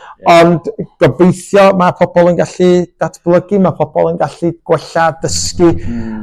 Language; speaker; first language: Welsh; non-native, local second language; English